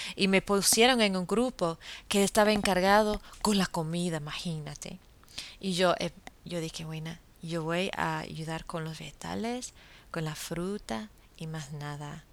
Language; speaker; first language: Spanish; non-native, fluent; English